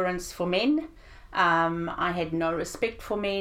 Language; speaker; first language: English; native; English